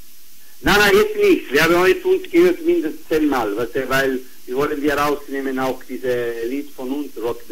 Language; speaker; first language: German; non-native, learner; Italian